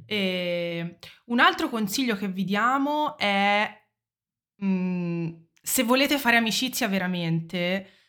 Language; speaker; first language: Italian; native; Italian